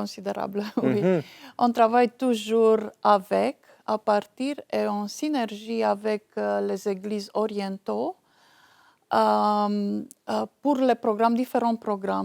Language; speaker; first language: French; non-native, fluent; Romanian